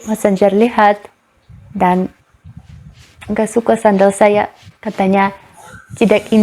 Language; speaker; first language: Indonesian; non-native, fluent; Russian